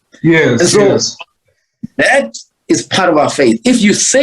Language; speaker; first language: English; non-native, local second language; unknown